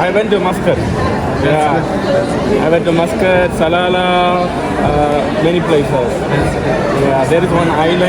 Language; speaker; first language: English; non-native, local second language; Malayalam